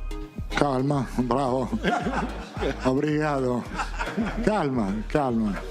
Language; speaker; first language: Portuguese; non-native, fluent; Italian